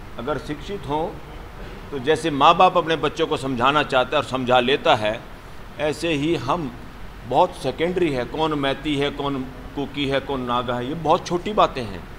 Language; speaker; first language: Hindi; native; Hindi